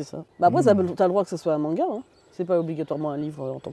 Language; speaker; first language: French; native; French